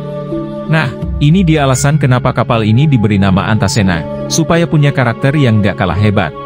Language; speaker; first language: Indonesian; native; Indonesian